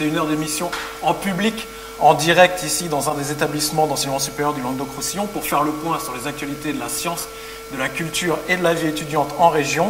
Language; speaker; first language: French; native; French